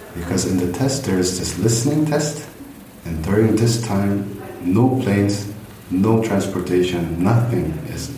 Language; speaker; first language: English; non-native, fluent; Korean